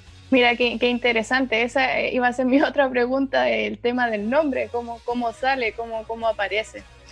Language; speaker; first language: Spanish; native; Spanish